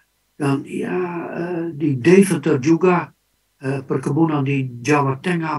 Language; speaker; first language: Indonesian; non-native, fluent; Dutch